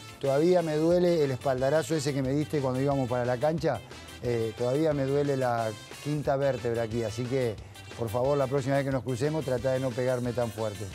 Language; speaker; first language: Spanish; native; Spanish